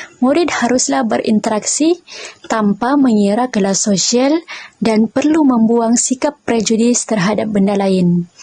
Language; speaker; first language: Malay; native; Malay